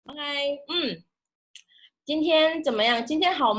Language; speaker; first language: Chinese; non-native, fluent; Indonesian